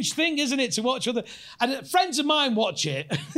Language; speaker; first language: English; native; English